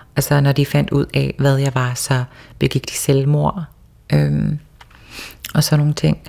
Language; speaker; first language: Danish; early bilingual, other home language; Faroese